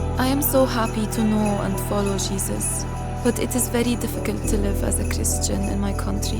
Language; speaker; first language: English; non-native, fluent; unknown